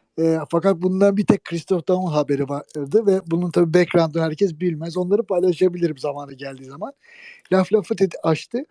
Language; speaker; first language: Turkish; native; Turkish